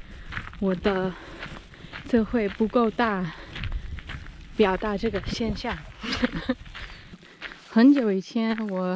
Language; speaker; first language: Chinese; non-native, fluent; English